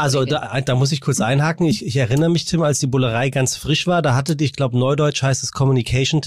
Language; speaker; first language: German; native; German